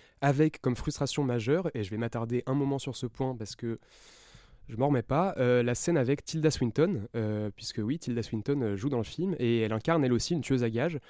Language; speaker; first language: French; native; French